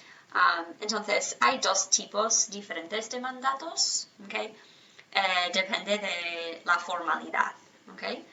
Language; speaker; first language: Spanish; non-native, fluent; English